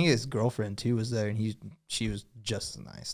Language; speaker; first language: English; native; English